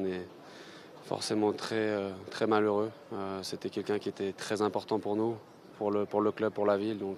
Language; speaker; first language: French; native; French